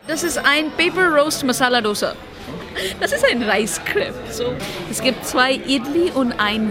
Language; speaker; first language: German; non-native, learner; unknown